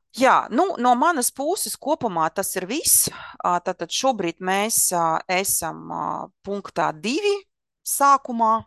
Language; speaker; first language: Latvian; non-native, local second language; Russian